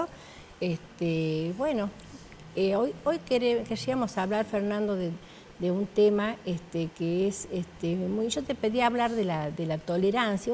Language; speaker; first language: Spanish; native; Spanish